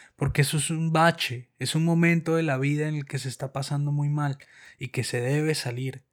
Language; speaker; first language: Spanish; native; Spanish